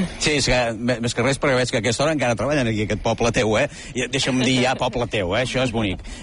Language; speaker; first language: Catalan; native; Catalan